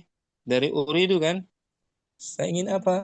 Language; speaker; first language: Indonesian; native; Indonesian